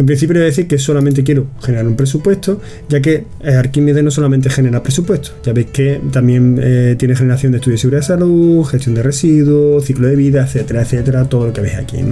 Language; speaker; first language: Spanish; native; Spanish